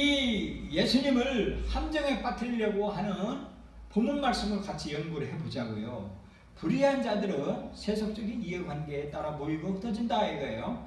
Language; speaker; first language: Korean; native; Korean